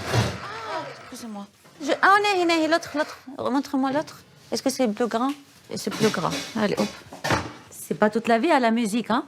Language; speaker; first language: French; non-native, fluent; Arabic